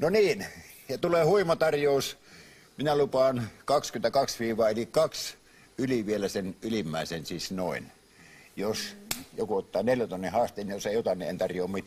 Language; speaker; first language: Finnish; native; Finnish